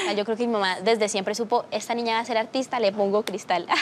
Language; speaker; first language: Spanish; native; Spanish